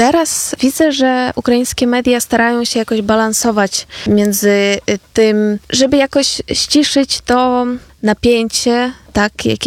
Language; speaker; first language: Polish; non-native, fluent; Ukrainian